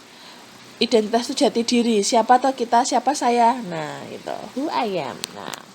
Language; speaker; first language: Indonesian; native; Indonesian